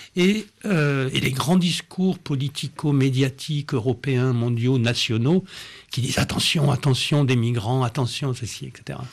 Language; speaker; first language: French; native; French